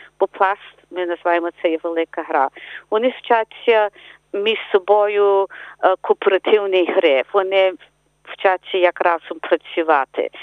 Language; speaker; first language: Ukrainian; early bilingual, heritage; Ukrainian